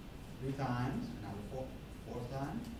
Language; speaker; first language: English; non-native, fluent; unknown